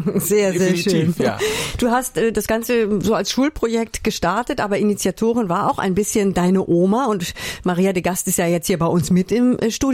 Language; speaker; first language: German; native; German